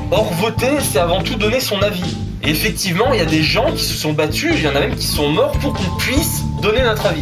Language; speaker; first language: French; native; French